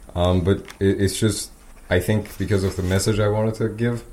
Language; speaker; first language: English; non-native, fluent; Persian